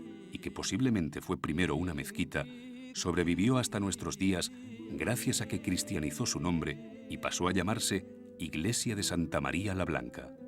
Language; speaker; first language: Spanish; native; Spanish